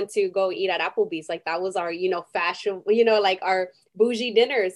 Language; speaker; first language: English; non-native, fluent; Spanish